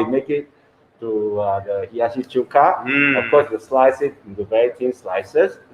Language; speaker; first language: English; non-native, fluent; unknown